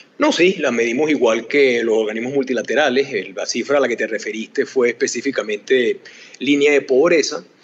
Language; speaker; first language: Spanish; native; Spanish